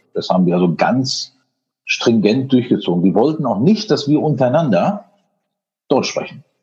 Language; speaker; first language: German; native; German